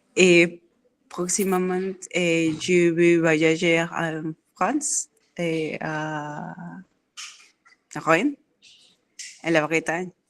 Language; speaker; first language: French; non-native, fluent; Spanish